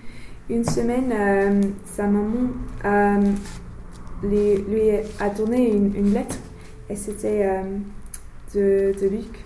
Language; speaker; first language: French; non-native, learner; English